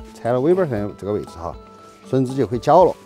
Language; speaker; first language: Chinese; native; Chinese